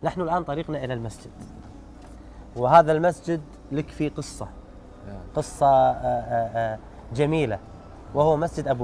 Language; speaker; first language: Arabic; native; Arabic